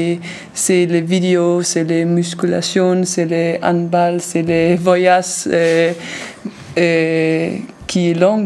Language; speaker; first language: French; non-native, learner; Danish